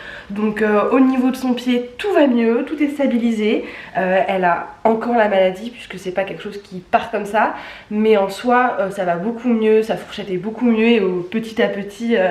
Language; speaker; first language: French; native; French